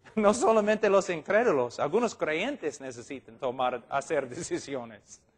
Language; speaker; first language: Spanish; non-native, fluent; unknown